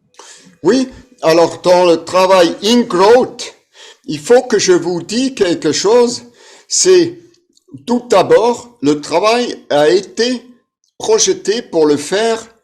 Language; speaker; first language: French; non-native, fluent; German